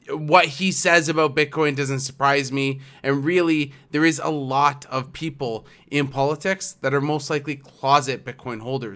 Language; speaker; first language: English; native; English